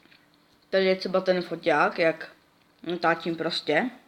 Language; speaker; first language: Czech; native; Czech